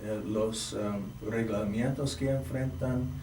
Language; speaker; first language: Spanish; non-native, fluent; English